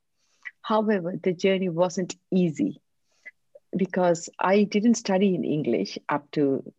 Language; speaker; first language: English; non-native, local second language; Tamil